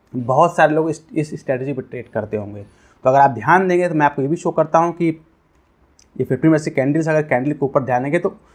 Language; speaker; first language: Hindi; native; Hindi